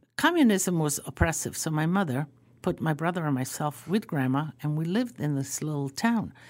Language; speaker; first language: English; early bilingual, other home language; Croatian